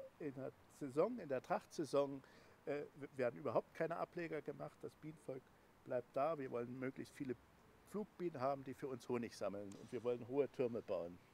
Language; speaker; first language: German; native; German